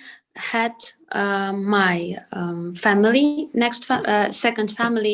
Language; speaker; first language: English; non-native, learner; Ukrainian